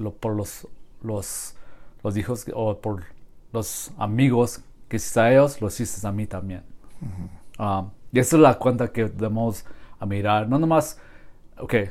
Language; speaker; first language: Spanish; non-native, learner; English